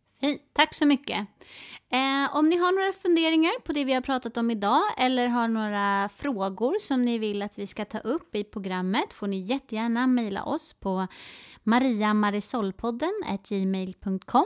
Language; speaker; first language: Swedish; native; Swedish